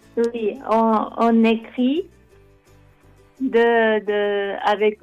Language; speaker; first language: French; non-native, learner; Japanese